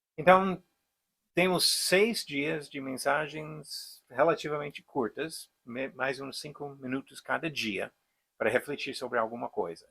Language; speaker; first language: Portuguese; non-native, fluent; English